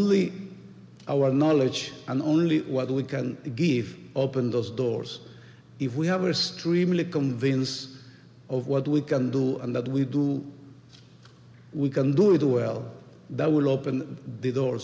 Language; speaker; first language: English; non-native, fluent; Spanish